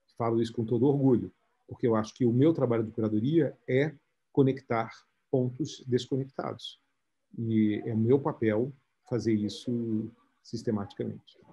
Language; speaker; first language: Portuguese; native; Portuguese